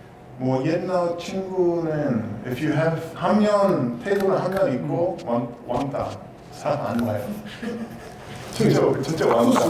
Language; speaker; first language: Korean; non-native, learner; English